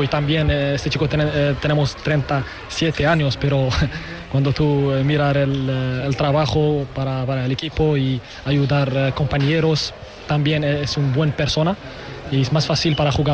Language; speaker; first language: Spanish; non-native, learner; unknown